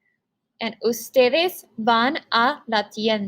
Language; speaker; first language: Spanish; non-native, fluent; English